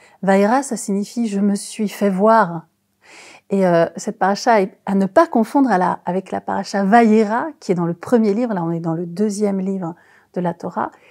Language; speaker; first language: French; native; French